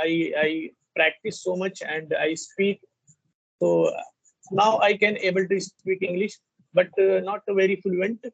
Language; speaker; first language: English; non-native, learner; Hindi